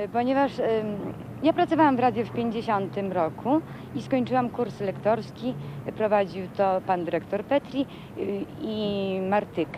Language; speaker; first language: Polish; native; Polish